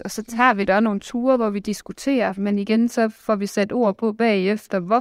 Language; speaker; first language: Danish; native; Danish